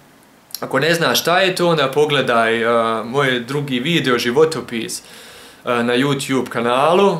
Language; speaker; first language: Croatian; early bilingual, heritage; Croatian